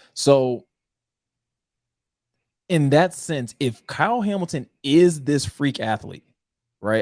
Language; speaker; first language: English; native; English